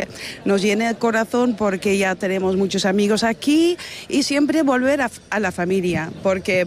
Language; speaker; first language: Spanish; non-native, fluent; Dutch